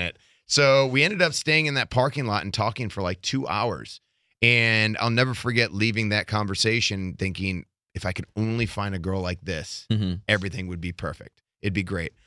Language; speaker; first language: English; native; English